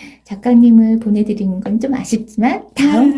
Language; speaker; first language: Korean; native; Korean